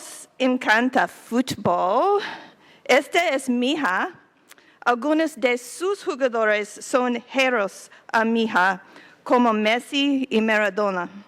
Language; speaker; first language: Spanish; non-native, learner; English